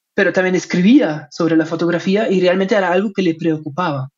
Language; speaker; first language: Spanish; non-native, fluent; German